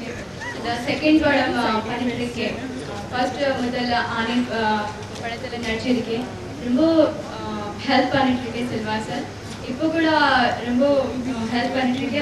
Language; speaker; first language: Tamil; non-native, learner; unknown